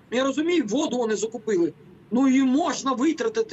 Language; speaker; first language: Ukrainian; native; Ukrainian